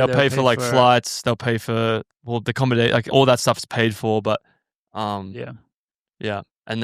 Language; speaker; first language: English; native; English